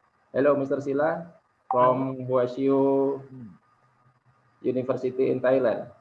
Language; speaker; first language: English; non-native, local second language; Indonesian